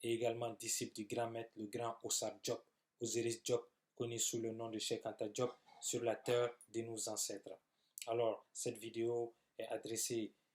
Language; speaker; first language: French; non-native, local second language; Bambara